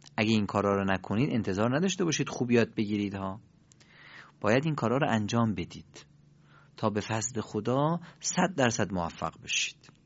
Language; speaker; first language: Persian; native; Persian